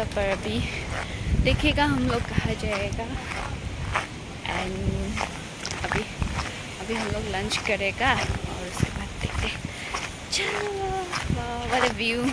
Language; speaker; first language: Hindi; non-native, local second language; Assamese